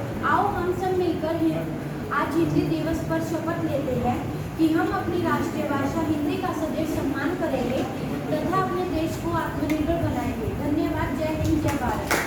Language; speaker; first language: Hindi; native; Hindi